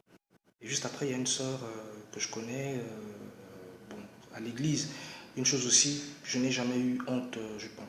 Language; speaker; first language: French; non-native, local second language; Lingala